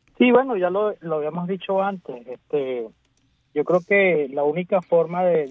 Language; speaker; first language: Spanish; native; Spanish